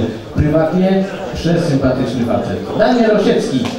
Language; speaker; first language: Polish; native; Polish